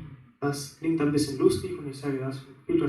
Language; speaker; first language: German; non-native, fluent; Spanish